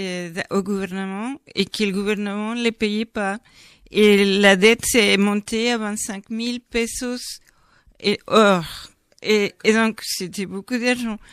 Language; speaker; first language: French; non-native, fluent; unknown